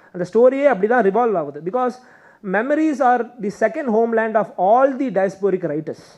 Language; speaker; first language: Tamil; native; Tamil